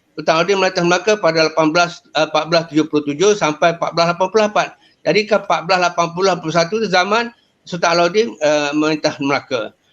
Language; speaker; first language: Malay; native; Malay